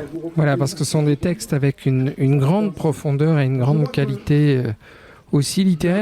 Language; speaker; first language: French; native; French